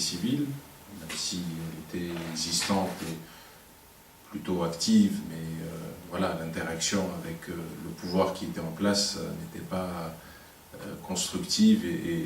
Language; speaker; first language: French; non-native, local second language; Arabic